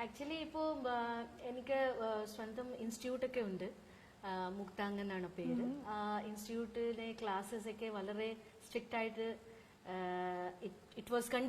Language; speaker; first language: Malayalam; non-native, local second language; Bangla